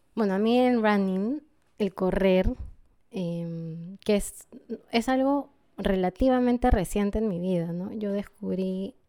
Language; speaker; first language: Spanish; native; Spanish